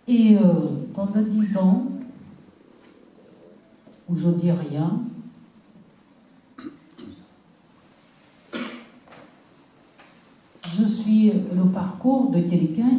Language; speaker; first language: French; non-native, local second language; Kinyarwanda